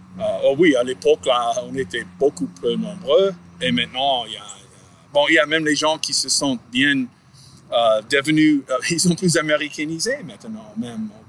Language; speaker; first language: French; non-native, fluent; English